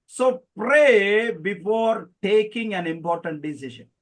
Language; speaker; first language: English; non-native, local second language; Malayalam